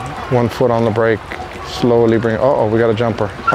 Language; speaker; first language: English; early bilingual, other home language; Spanish